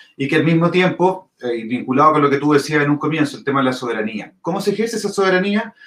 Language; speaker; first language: Spanish; native; Spanish